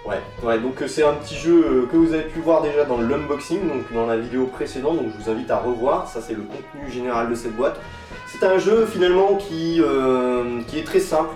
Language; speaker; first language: French; native; French